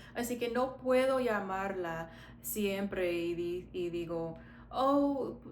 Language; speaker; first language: Spanish; non-native, fluent; English